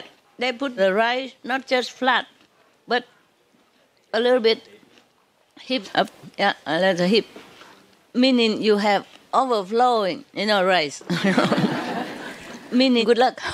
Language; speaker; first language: English; non-native, fluent; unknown